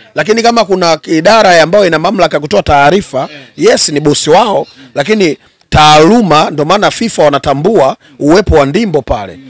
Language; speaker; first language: Swahili; native; Swahili